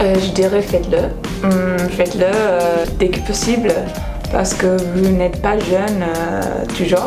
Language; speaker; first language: French; non-native, fluent; English